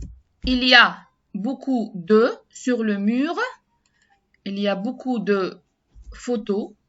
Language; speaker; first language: French; non-native, learner; Arabic